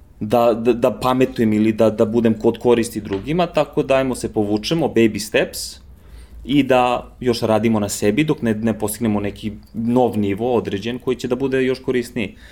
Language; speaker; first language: Serbian; early bilingual, heritage; Serbian